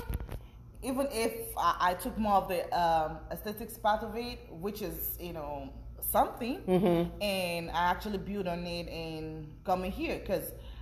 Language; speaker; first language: English; non-native, local second language; Yoruba